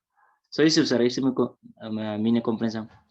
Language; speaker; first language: Portuguese; non-native, local second language; Tetum